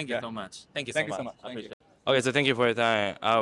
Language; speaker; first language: English; non-native, fluent; Japanese